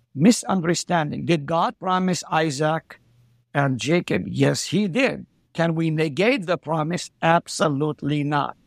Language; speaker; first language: English; non-native, fluent; Arabic